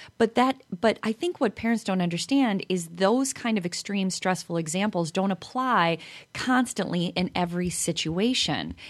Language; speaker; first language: English; native; English